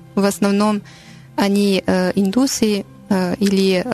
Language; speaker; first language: Russian; non-native, learner; French